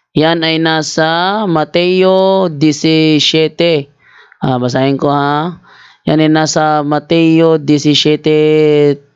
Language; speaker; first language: Filipino; native; Filipino